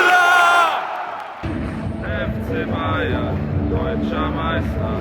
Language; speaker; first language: German; native; German